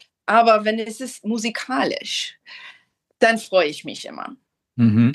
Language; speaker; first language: German; non-native, fluent; English